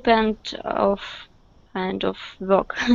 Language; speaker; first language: English; non-native, learner; Russian